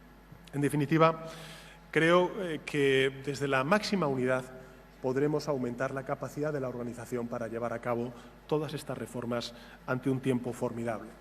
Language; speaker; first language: Spanish; native; Spanish